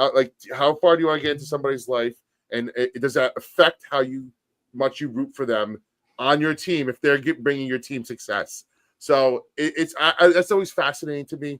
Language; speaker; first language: English; native; English